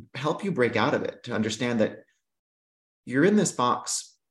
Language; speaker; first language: English; early bilingual, other home language; Greek